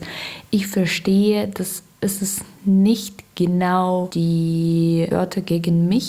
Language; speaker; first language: German; non-native, learner; Russian